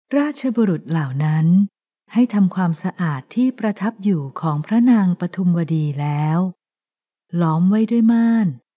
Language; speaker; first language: Thai; native; Thai